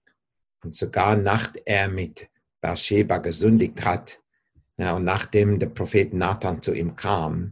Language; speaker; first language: German; non-native, fluent; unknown